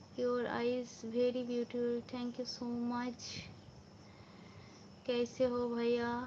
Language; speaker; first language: Hindi; non-native, local second language; Bangla